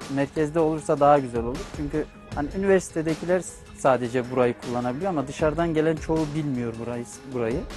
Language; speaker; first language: Turkish; native; Turkish